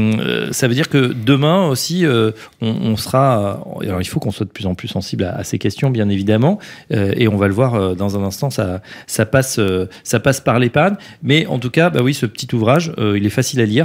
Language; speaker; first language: French; native; French